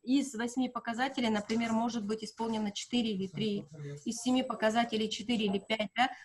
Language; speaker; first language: Russian; non-native, local second language; Kazakh